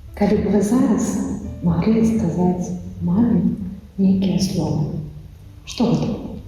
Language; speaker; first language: Belarusian; native; Belarusian